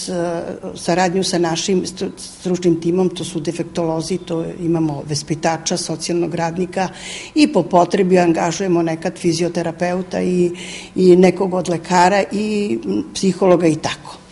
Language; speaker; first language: Serbian; native; Serbian